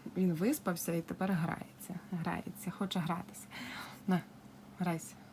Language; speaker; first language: Ukrainian; native; Ukrainian